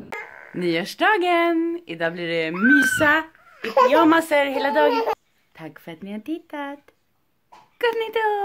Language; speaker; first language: Swedish; native; Swedish